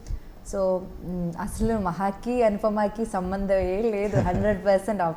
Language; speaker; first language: Telugu; non-native, fluent; Malayalam